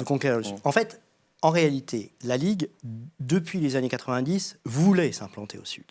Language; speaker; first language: French; native; French